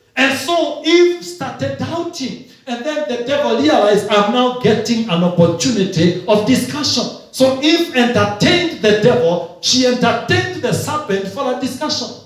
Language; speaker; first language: English; non-native, local second language; Swahili